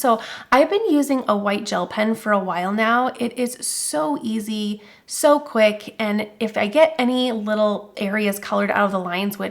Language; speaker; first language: English; native; English